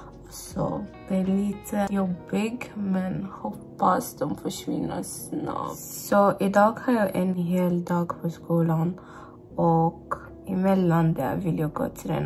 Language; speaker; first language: Swedish; non-native, fluent; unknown